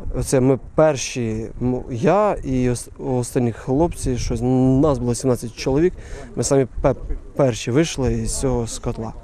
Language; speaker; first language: Ukrainian; native; Ukrainian